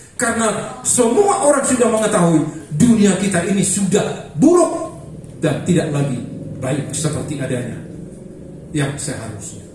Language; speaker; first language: Indonesian; non-native, local second language; Batak Toba